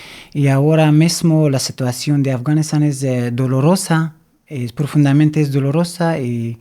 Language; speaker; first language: Spanish; non-native, fluent; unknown